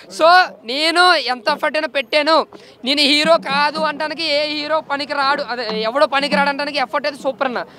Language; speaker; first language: Telugu; native; Telugu